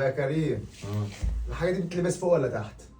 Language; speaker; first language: Arabic; native; Arabic